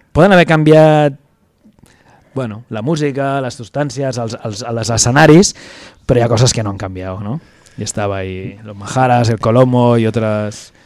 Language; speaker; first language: Catalan; native; Catalan